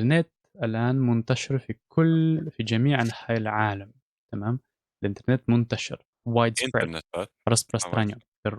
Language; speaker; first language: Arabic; non-native, fluent; Russian